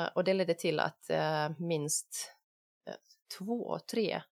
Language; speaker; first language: Swedish; non-native, fluent; Bosnian